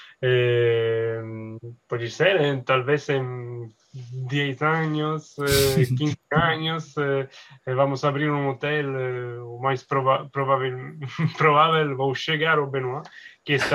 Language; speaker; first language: Portuguese; non-native, learner; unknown